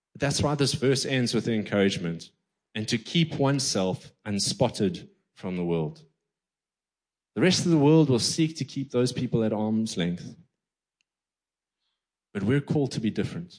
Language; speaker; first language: English; native; English